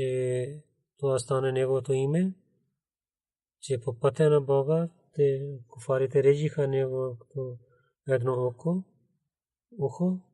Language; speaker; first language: Bulgarian; non-native, learner; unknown